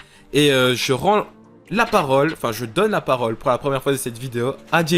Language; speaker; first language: French; native; French